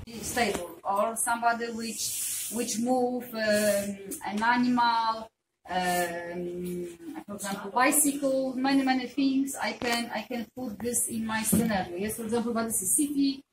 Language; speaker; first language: English; non-native, fluent; Polish